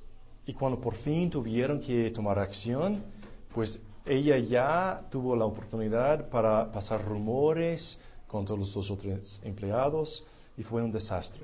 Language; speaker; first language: Spanish; non-native, fluent; English